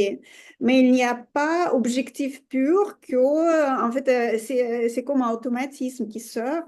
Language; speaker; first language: French; non-native, fluent; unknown